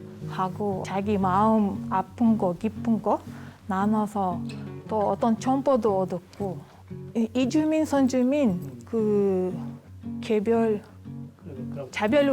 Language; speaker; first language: Korean; non-native, learner; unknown